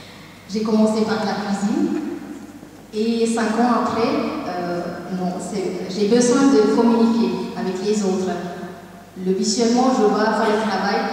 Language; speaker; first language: French; non-native, learner; Tamil